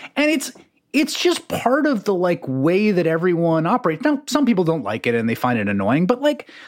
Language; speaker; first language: English; native; English